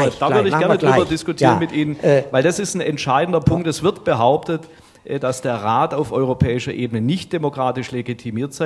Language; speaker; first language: German; native; German